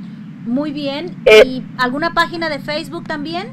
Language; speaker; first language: Spanish; native; Spanish